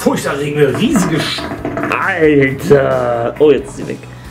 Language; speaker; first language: German; native; German